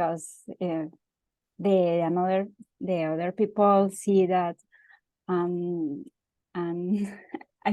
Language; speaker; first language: English; non-native, learner; Spanish